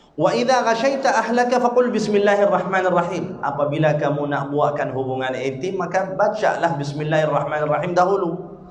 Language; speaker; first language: Malay; non-native, fluent; Arabic